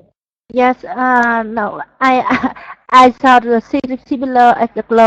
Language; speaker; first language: English; non-native, learner; Vietnamese